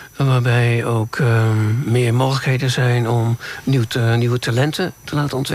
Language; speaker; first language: Dutch; native; Dutch